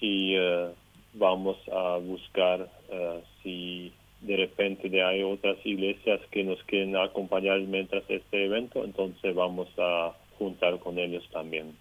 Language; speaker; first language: Spanish; non-native, local second language; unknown